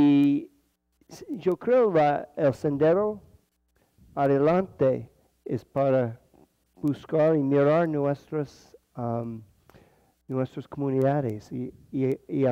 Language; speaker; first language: Spanish; non-native, fluent; English